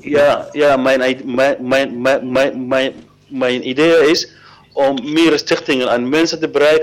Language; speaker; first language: Dutch; non-native, learner; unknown